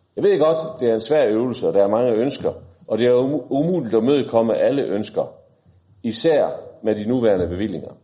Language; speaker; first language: Danish; native; Danish